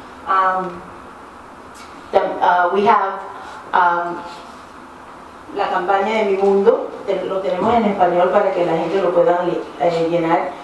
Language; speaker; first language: Spanish; native; Spanish